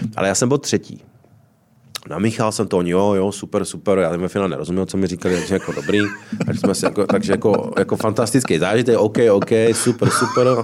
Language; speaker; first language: Czech; native; Czech